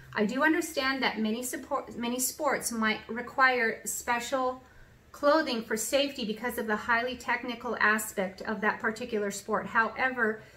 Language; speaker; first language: English; native; English